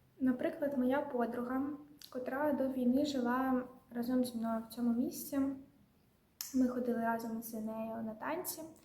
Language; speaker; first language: Ukrainian; non-native, local second language; Russian